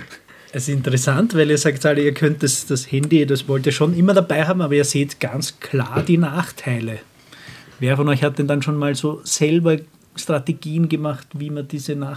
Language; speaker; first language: German; native; German